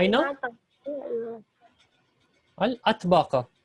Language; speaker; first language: Arabic; non-native, fluent; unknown